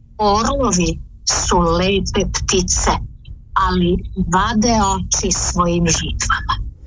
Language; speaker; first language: Serbian; native; Serbian